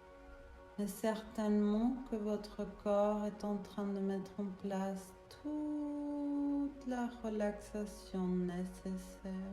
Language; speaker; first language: French; native; French